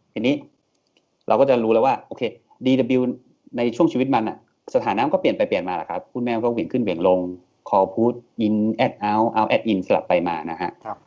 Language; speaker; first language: Thai; native; Thai